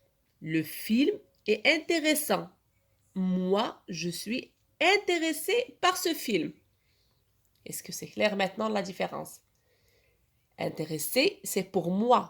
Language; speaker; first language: French; non-native, local second language; Arabic